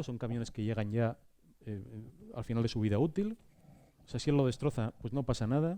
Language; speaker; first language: Spanish; native; Spanish